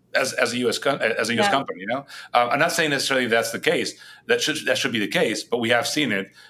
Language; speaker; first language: English; non-native, fluent; Spanish